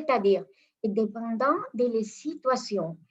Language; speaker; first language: French; non-native, fluent; Spanish